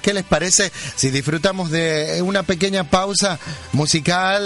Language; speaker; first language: Spanish; native; Spanish